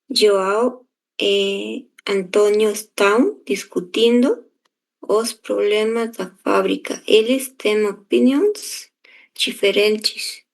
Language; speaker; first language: Portuguese; non-native, learner; Spanish